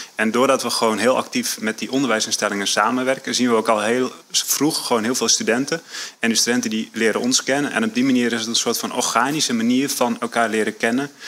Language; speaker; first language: Dutch; native; Dutch